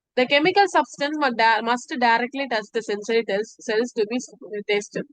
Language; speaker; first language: English; non-native, local second language; Tamil